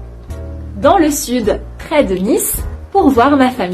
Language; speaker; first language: French; native; French